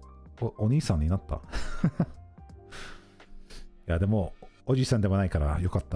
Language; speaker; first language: Japanese; non-native, fluent; English